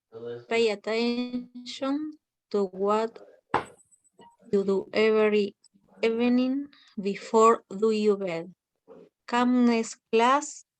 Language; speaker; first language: English; non-native, learner; Spanish